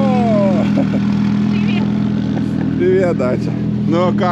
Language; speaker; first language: Russian; non-native, fluent; Lithuanian